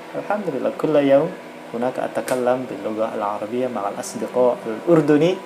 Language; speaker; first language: Arabic; non-native, fluent; Indonesian